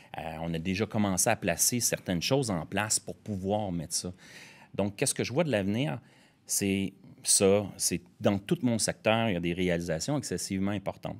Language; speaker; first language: French; native; French